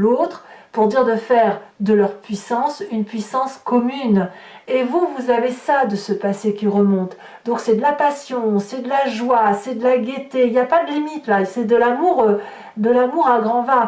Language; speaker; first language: French; native; French